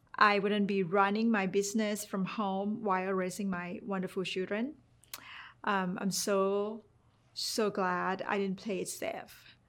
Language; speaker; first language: English; non-native, fluent; Thai